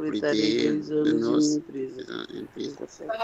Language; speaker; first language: Portuguese; non-native, learner; Haitian Creole